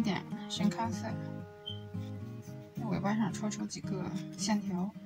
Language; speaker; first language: Chinese; native; Chinese